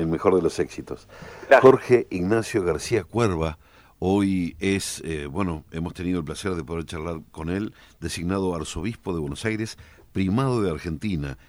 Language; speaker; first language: Spanish; native; Spanish